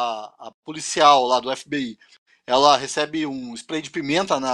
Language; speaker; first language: Portuguese; native; Portuguese